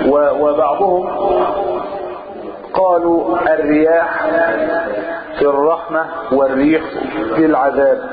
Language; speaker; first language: Arabic; native; Arabic